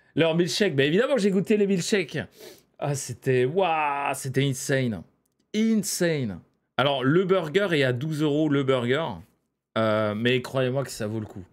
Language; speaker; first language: French; native; French